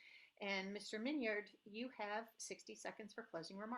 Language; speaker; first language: English; native; English